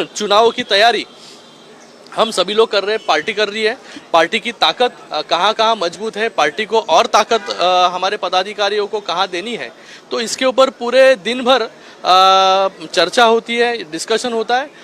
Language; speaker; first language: Hindi; non-native, local second language; Marathi